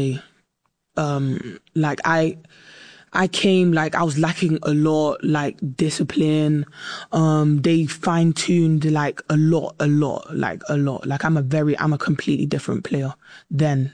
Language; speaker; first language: English; native; English